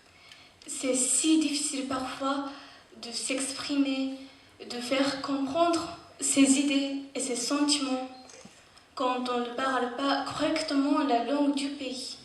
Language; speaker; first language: French; non-native, fluent; Japanese